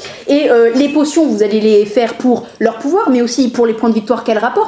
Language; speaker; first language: French; native; French